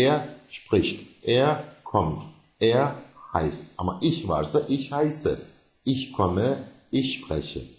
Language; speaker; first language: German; non-native, fluent; Turkish